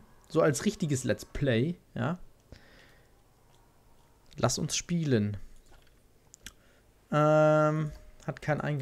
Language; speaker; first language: German; native; German